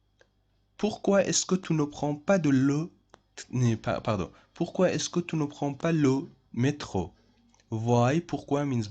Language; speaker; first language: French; non-native, fluent; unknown